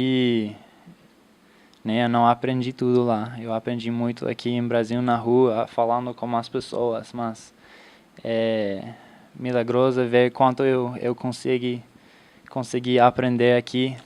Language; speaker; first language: Portuguese; non-native, fluent; English